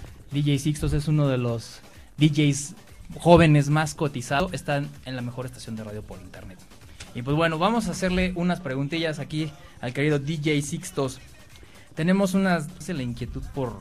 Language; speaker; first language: Spanish; native; Spanish